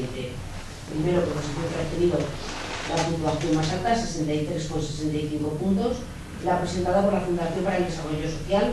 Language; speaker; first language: Spanish; native; Spanish